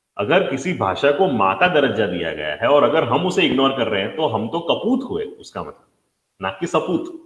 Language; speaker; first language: Hindi; non-native, local second language; Gujarati